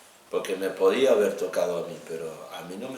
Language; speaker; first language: Spanish; native; Spanish